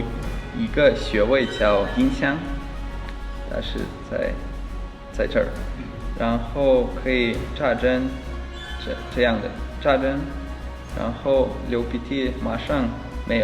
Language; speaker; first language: Chinese; non-native, fluent; Lithuanian